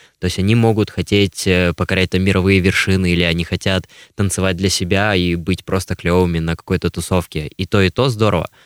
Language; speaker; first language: Russian; native; Russian